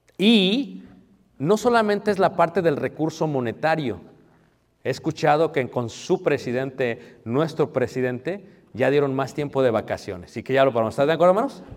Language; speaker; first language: Spanish; early bilingual, heritage; Spanish